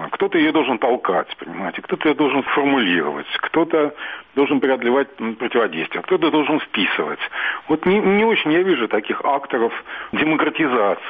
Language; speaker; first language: Russian; native; Russian